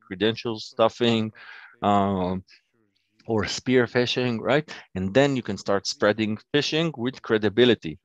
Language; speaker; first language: English; non-native, learner; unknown